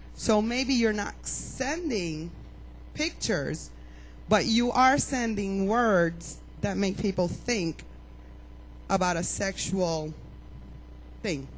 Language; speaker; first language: English; early bilingual, other home language; Spanish